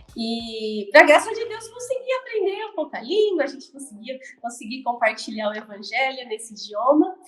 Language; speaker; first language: Portuguese; native; Portuguese